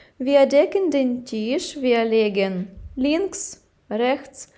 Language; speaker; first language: German; non-native, fluent; Ukrainian